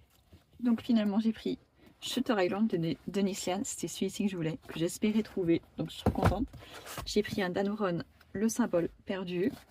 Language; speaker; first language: French; native; French